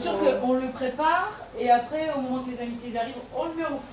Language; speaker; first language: French; native; French